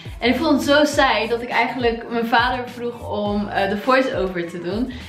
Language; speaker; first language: Dutch; early bilingual, other home language; Arabic